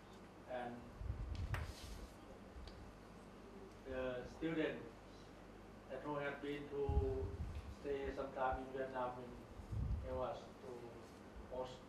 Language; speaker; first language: English; non-native, learner; Thai